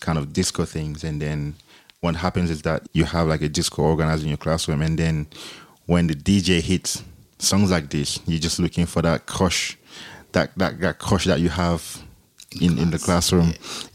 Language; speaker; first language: English; non-native, local second language; French